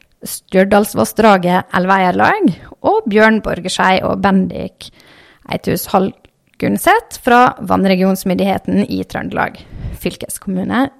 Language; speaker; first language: Norwegian; native; Norwegian